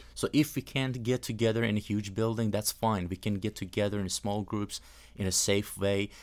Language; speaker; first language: English; non-native, fluent; Persian